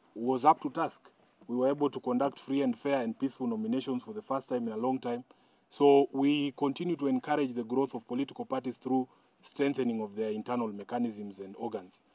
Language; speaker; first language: English; non-native, local second language; Luyia